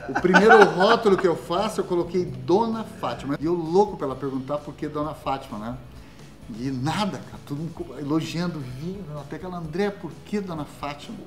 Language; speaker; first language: Portuguese; native; Portuguese